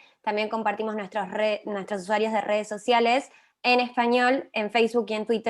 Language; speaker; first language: Spanish; native; Spanish